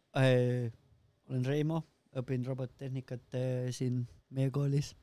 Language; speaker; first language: Estonian; native; Estonian